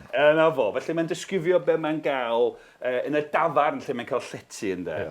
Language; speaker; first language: Welsh; non-native, fluent; English